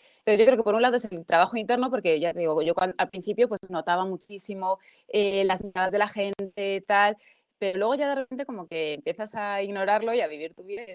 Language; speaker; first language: Spanish; early bilingual, other home language; Arabic